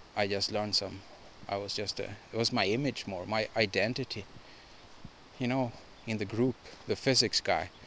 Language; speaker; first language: English; non-native, fluent; Swedish